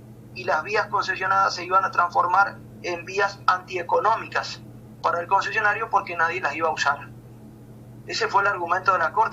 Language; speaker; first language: Spanish; native; Spanish